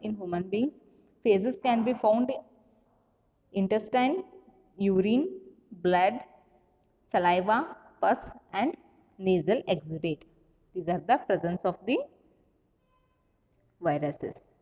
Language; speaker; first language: English; non-native, local second language; Kannada